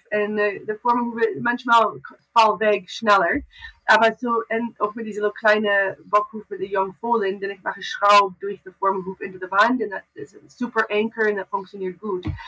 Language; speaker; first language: German; non-native, learner; English